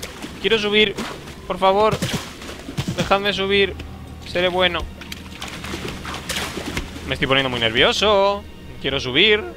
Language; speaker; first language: Spanish; native; Spanish